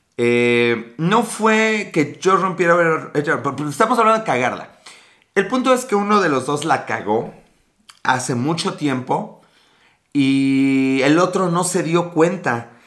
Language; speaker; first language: Spanish; native; Spanish